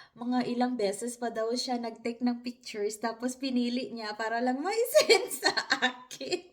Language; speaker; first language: Filipino; non-native, local second language; Hiligaynon